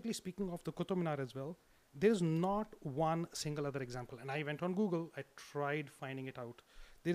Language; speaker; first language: English; non-native, local second language; Hindi